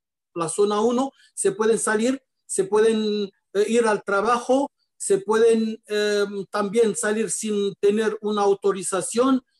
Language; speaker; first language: Spanish; non-native, fluent; Arabic